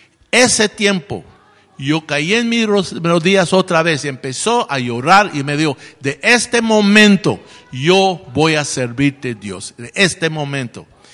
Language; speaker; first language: Spanish; non-native, fluent; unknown